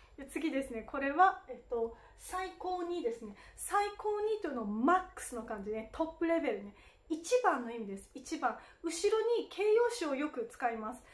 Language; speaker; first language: Japanese; native; Japanese